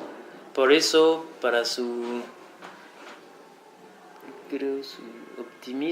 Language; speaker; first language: Spanish; non-native, fluent; French